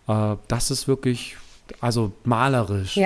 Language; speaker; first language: German; native; German